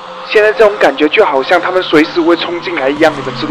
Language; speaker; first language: Chinese; native; Chinese